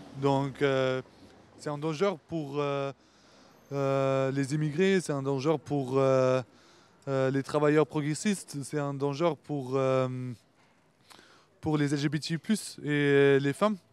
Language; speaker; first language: French; non-native, fluent; Turkish